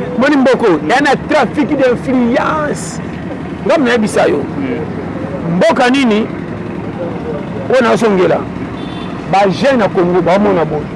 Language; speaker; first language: Lingala; native; Lingala